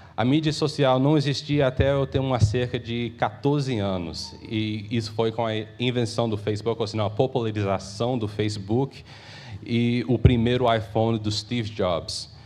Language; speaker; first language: Portuguese; early bilingual, heritage; English